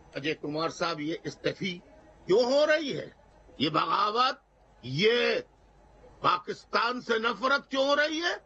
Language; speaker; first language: Urdu; native; Urdu